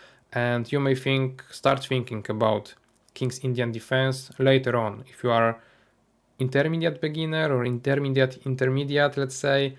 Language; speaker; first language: English; non-native, fluent; Polish